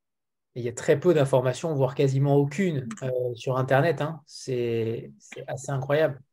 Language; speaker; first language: French; native; French